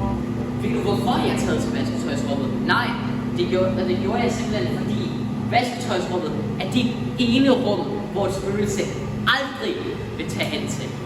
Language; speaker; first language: Danish; native; Danish